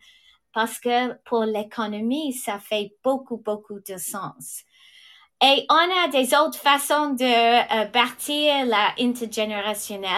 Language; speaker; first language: French; non-native, fluent; English